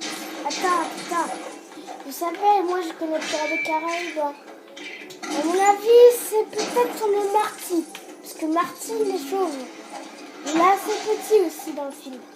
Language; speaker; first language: French; native; French